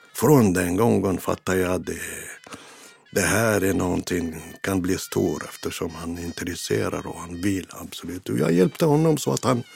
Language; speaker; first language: Swedish; non-native, fluent; Arabic